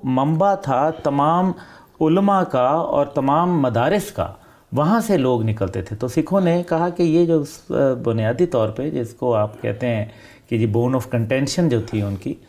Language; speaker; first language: Urdu; native; Urdu